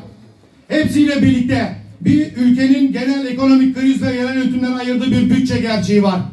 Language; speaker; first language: Turkish; native; Turkish